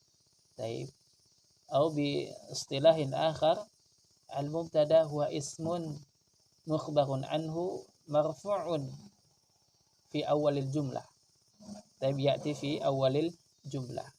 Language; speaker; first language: Arabic; non-native, fluent; Indonesian